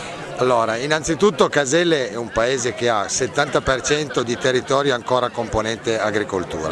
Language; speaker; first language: Italian; native; Italian